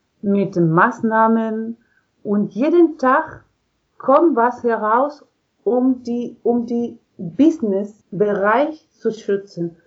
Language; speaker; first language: German; non-native, learner; Spanish